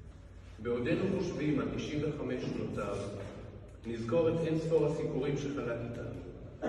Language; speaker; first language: Hebrew; native; Hebrew